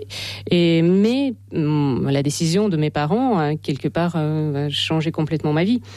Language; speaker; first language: French; non-native, fluent; Russian